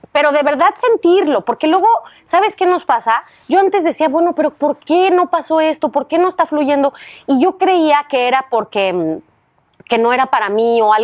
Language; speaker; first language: Spanish; native; Spanish